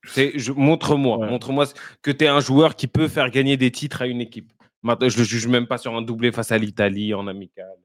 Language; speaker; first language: French; native; French